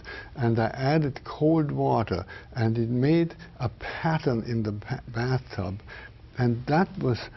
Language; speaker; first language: English; non-native, fluent; German